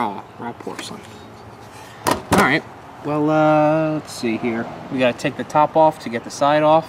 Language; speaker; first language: English; native; English